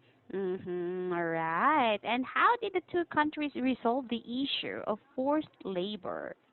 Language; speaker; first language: English; non-native, learner; Korean